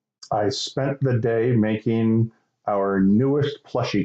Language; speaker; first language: English; native; English